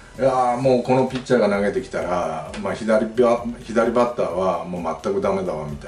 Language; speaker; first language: Japanese; native; Japanese